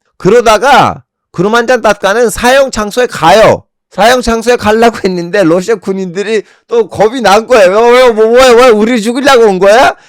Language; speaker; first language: Korean; non-native, fluent; Turkish